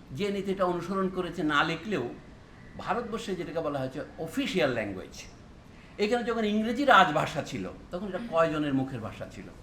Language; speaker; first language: Bangla; non-native, local second language; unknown